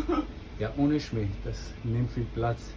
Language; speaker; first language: German; native; German